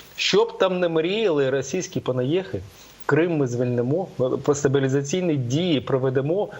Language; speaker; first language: Ukrainian; native; Ukrainian